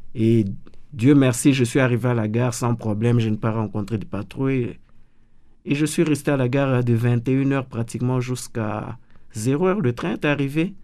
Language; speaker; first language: French; non-native, local second language; Lingala